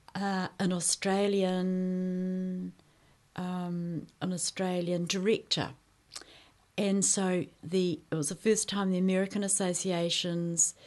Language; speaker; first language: English; native; English